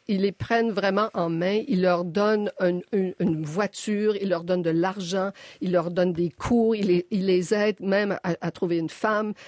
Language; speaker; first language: French; native; French